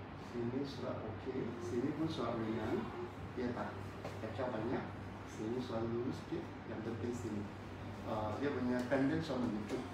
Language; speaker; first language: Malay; non-native, local second language; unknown